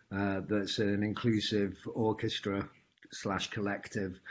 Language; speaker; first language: English; native; English